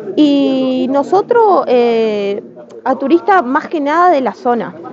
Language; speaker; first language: Spanish; native; Spanish